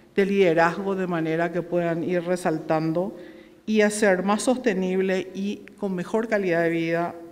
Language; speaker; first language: Spanish; native; Spanish